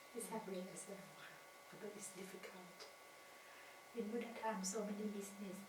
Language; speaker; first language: English; non-native, learner; Thai